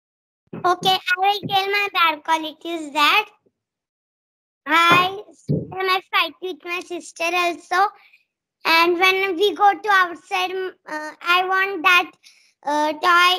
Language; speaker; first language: English; non-native, learner; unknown